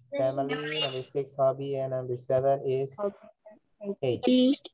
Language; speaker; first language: English; non-native, fluent; Indonesian